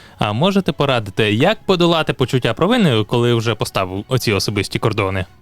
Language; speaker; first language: Ukrainian; native; Ukrainian